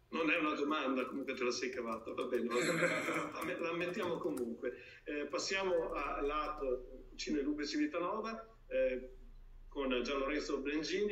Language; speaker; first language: Italian; native; Italian